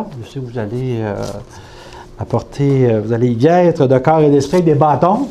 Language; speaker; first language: French; native; French